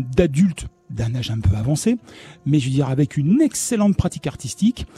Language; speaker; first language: French; native; French